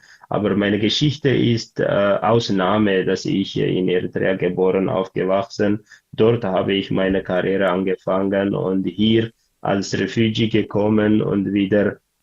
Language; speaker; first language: German; non-native, learner; Tigrinya